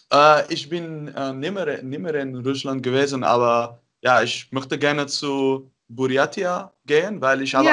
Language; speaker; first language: German; non-native, learner; Dutch